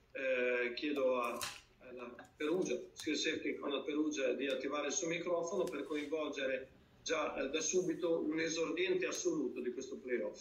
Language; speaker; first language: Italian; native; Italian